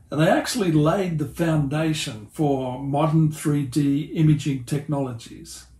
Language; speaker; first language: English; native; English